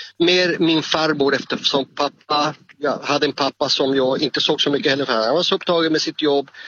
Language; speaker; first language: Swedish; non-native, fluent; Spanish